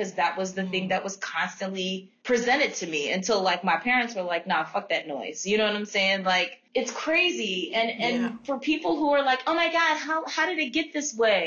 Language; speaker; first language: English; native; English